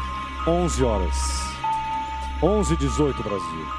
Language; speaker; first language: Portuguese; native; Portuguese